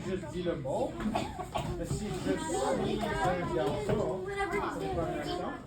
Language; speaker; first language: French; non-native, local second language; English